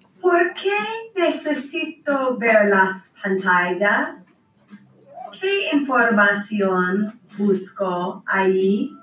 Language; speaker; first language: Spanish; non-native, learner; English